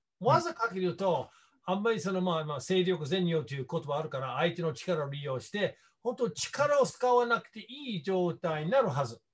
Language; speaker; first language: Japanese; non-native, fluent; English